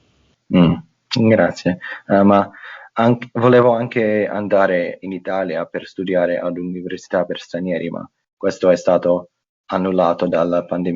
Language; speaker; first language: Italian; non-native, fluent; English